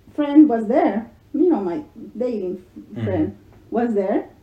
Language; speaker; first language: English; non-native, learner; Spanish